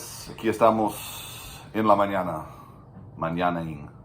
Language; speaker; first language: Spanish; non-native, fluent; English